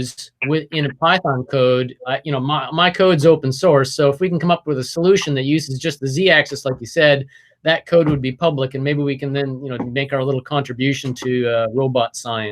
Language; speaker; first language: English; native; English